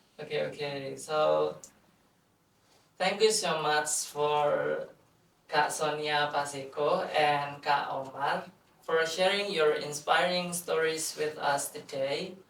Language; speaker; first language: English; non-native, fluent; Indonesian